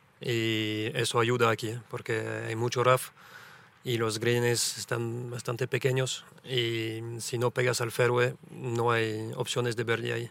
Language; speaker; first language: Spanish; early bilingual, heritage; French